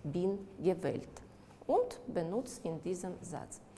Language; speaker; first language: German; non-native, fluent; Russian